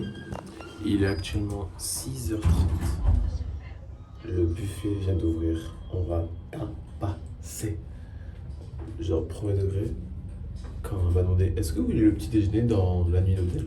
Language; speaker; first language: French; native; French